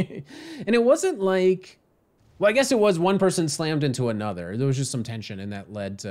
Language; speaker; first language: English; native; English